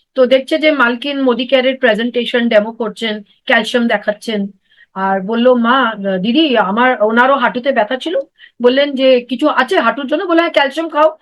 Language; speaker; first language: Bangla; non-native, local second language; Hindi